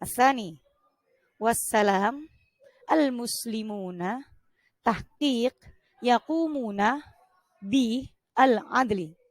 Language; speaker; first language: Arabic; non-native, fluent; Indonesian